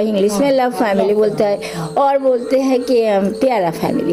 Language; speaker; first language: Hindi; non-native, local second language; Bangla